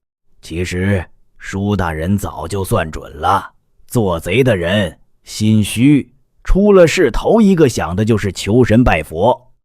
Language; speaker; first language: Chinese; native; Chinese